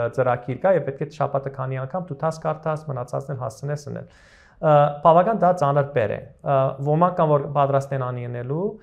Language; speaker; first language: Armenian; early bilingual, heritage; Armenian